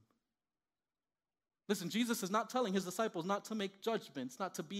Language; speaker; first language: English; early bilingual, other home language; Spanish